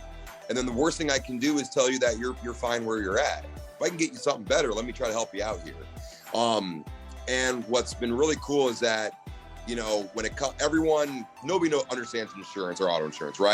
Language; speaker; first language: English; native; English